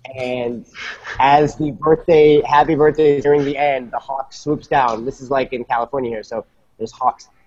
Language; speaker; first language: English; native; English